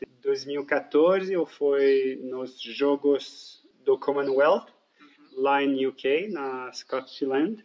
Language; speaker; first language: Portuguese; non-native, fluent; French